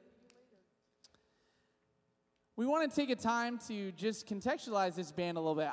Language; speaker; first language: English; native; English